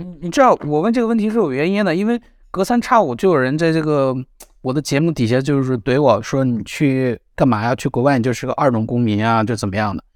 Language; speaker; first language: Chinese; native; Chinese